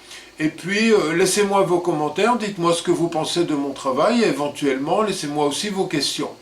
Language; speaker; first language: French; native; French